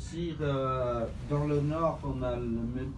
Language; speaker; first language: French; non-native, fluent; Vietnamese